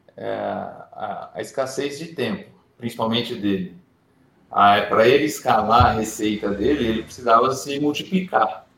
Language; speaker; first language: Portuguese; native; Portuguese